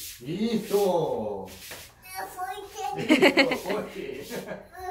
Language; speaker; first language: Portuguese; non-native, learner; Korean